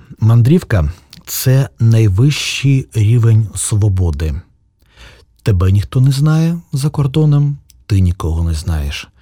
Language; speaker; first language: Ukrainian; native; Ukrainian